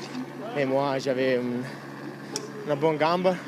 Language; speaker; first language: French; non-native, learner; Italian